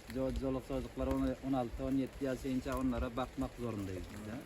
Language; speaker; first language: Turkish; non-native, learner; Persian